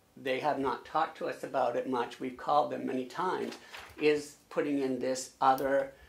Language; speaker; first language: English; native; English